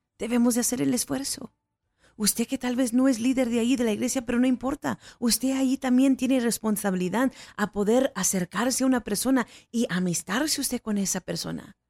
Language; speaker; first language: Spanish; early bilingual, heritage; Spanish